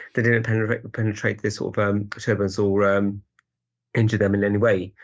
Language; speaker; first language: English; native; English